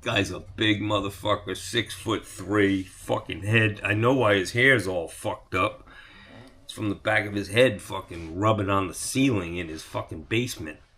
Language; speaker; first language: English; native; English